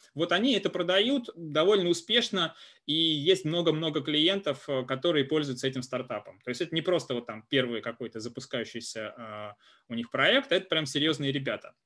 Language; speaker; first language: Russian; native; Russian